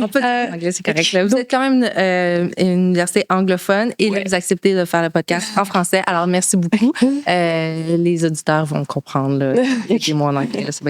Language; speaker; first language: French; native; French